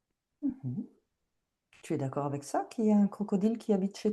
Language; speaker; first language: French; native; French